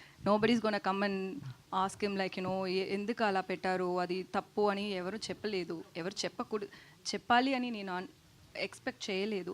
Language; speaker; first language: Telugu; non-native, learner; Tamil